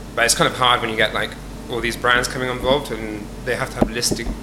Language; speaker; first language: English; native; English